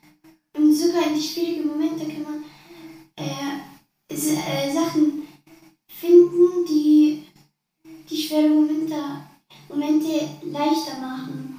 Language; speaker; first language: German; early bilingual, other home language; Arabic